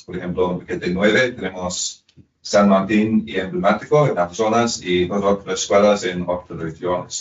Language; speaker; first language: Spanish; non-native, fluent; English